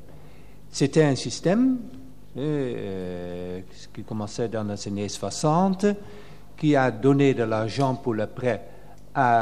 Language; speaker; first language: French; non-native, fluent; Dutch